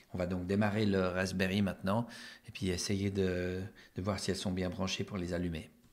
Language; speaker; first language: French; native; French